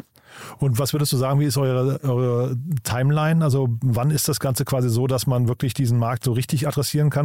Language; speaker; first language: German; native; German